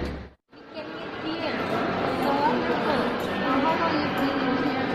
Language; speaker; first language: English; non-native, learner; Indonesian